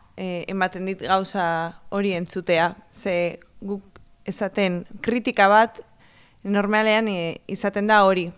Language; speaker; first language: Basque; non-native, local second language; Spanish